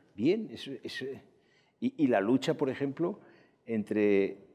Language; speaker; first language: Spanish; native; Spanish